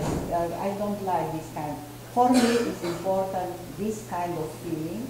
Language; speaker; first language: English; non-native, fluent; Romanian